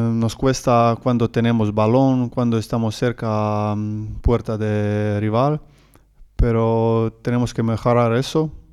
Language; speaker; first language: Spanish; non-native, learner; Croatian